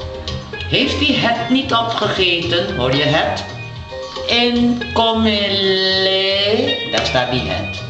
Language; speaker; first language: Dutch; non-native, local second language; Papiamento